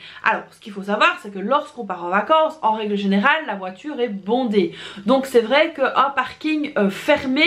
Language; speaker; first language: French; native; French